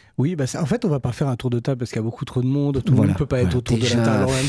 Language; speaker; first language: French; native; French